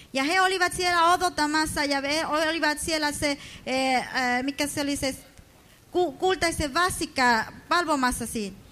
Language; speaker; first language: Finnish; non-native, fluent; Spanish